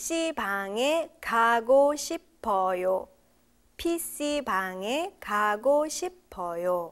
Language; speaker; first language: Korean; early bilingual, heritage; Korean